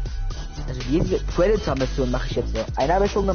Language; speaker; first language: German; native; German